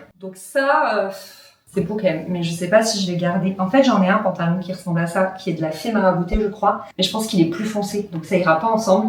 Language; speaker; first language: French; native; French